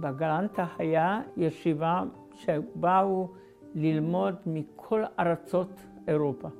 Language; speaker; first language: Hebrew; non-native, fluent; Hungarian